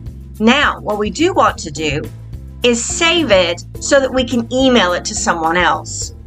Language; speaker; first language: English; native; English